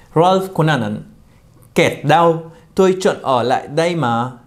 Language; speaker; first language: Vietnamese; non-native, fluent; Arabic